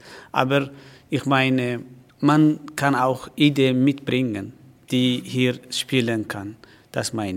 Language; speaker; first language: German; non-native, learner; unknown